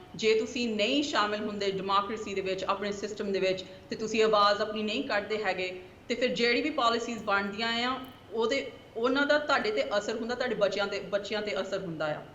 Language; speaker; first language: Punjabi; early bilingual, heritage; Punjabi